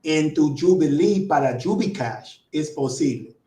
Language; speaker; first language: Spanish; non-native, learner; English